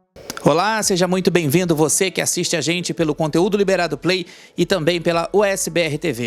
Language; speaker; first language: Portuguese; native; Portuguese